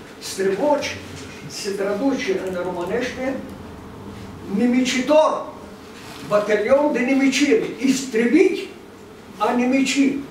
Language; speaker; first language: Romanian; non-native, local second language; Ukrainian